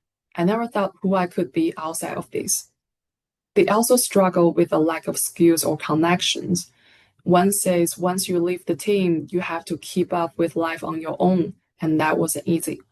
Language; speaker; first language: English; non-native, fluent; Chinese